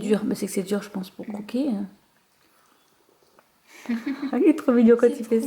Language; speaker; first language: French; native; French